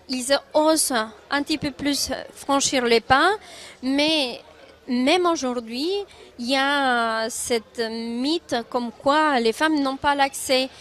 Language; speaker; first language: French; non-native, fluent; Spanish